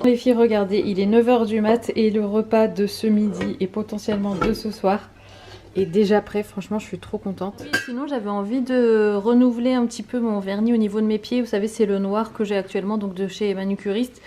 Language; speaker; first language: French; native; French